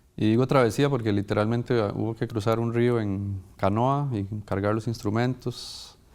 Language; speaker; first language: Spanish; native; Spanish